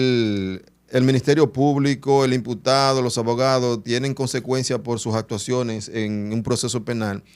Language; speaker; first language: Spanish; native; Spanish